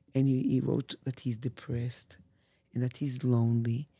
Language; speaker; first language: English; non-native, fluent; Hebrew